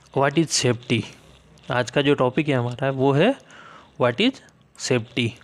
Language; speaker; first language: Hindi; native; Hindi